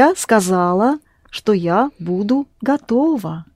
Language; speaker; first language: Russian; non-native, fluent; English